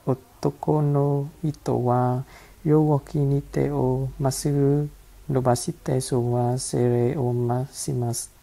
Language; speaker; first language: Japanese; non-native, learner; Vietnamese